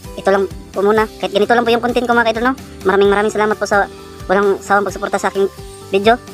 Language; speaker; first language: Filipino; non-native, local second language; Cebuano